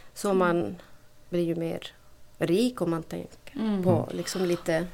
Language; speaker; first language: Swedish; non-native, fluent; Arabic